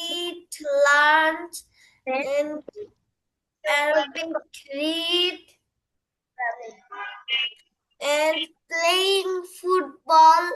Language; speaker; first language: English; non-native, learner; Bangla